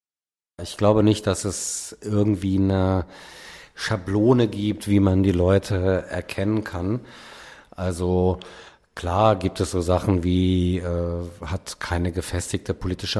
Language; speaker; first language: German; native; German